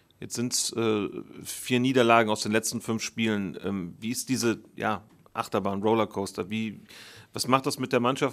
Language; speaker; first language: German; native; German